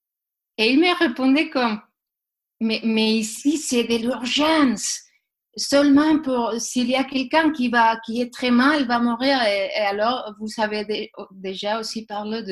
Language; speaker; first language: French; non-native, learner; Spanish